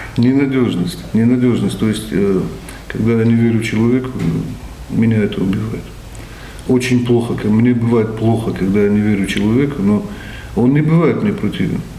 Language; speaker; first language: Russian; non-native, local second language; Ossetic